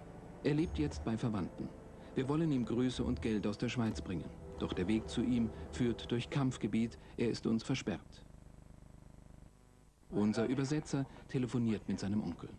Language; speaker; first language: German; native; German